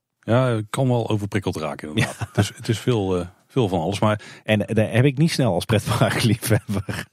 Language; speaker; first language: Dutch; native; Dutch